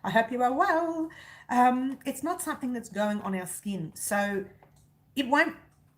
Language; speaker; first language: English; native; English